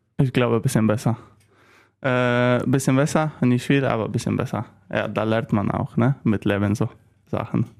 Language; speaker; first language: German; non-native, learner; Polish